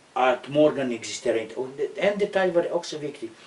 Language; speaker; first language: Swedish; non-native, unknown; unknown